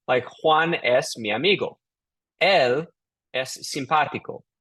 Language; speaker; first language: Spanish; non-native, fluent; English